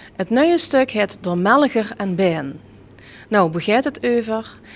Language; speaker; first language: Dutch; native; Dutch